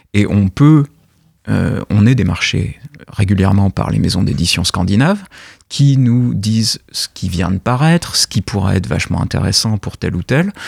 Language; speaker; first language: French; native; French